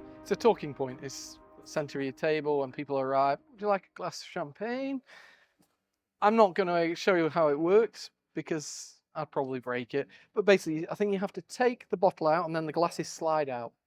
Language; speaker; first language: English; native; English